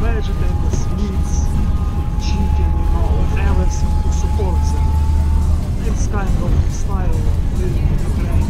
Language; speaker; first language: English; non-native, learner; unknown